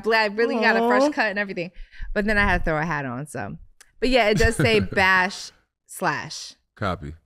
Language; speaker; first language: English; native; English